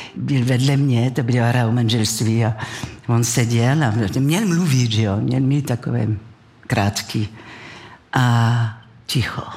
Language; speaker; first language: Czech; non-native, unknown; French